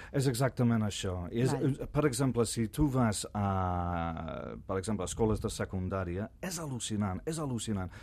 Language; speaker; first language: Catalan; non-native, fluent; English